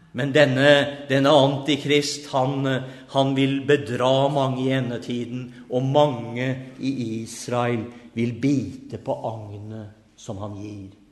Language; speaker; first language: Norwegian; native; Norwegian